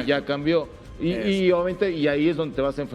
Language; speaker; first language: Spanish; native; Spanish